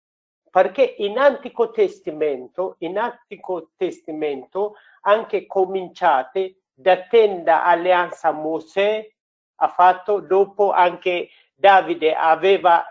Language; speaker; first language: Italian; non-native, learner; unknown